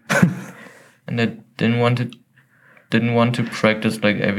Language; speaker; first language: English; non-native, fluent; German